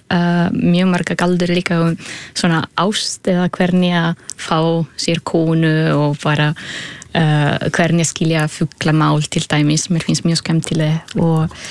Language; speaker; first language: Icelandic; non-native, fluent; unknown